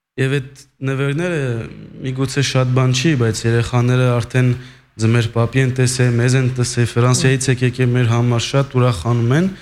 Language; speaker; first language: Armenian; early bilingual, heritage; Armenian